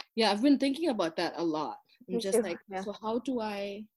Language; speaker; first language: English; non-native, local second language; Zulu